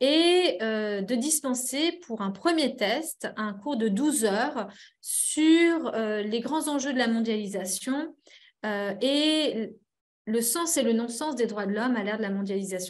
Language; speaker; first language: French; native; French